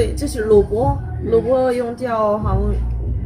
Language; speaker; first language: Chinese; non-native, fluent; Korean